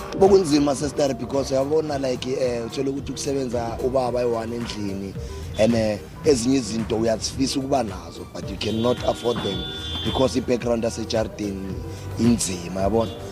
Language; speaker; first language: Zulu; non-native, local second language; Northern Sotho